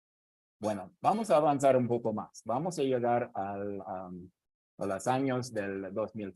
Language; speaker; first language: Spanish; non-native, fluent; English